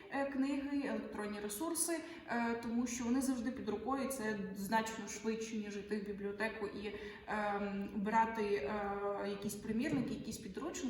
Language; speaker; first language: Ukrainian; native; Ukrainian